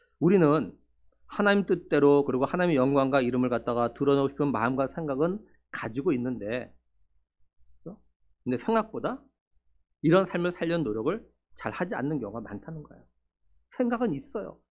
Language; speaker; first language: Korean; native; Korean